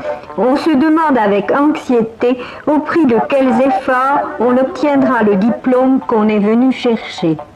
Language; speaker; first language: French; native; French